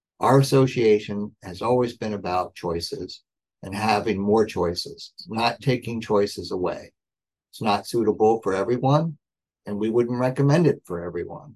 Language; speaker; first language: English; native; English